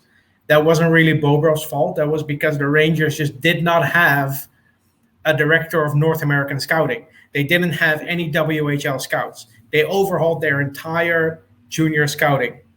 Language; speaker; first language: English; native; English